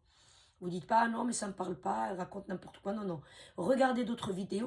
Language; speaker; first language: French; native; French